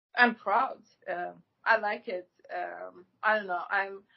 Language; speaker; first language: English; non-native, fluent; Armenian